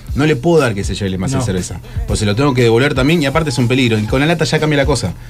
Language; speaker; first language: Spanish; native; Spanish